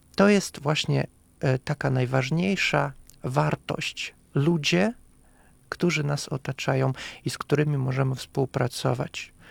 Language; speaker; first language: Polish; non-native, fluent; Russian